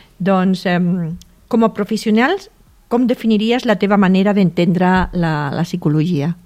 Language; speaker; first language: Catalan; native; Catalan